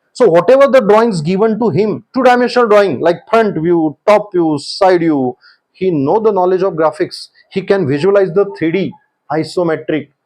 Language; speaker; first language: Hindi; non-native, local second language; Marathi